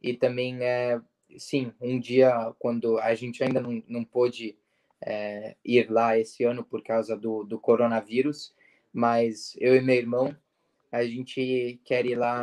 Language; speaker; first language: Portuguese; early bilingual, heritage; Portuguese